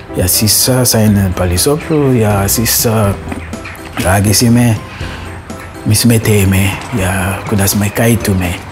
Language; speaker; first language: Estonian; non-native, learner; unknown